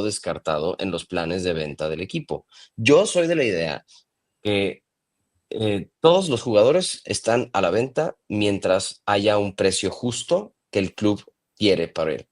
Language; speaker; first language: Spanish; native; Spanish